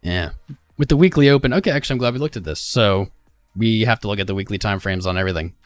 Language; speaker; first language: English; native; English